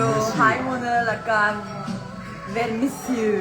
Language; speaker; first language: Telugu; non-native, learner; Gujarati